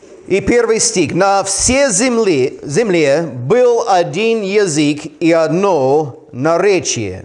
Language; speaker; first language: Russian; non-native, fluent; English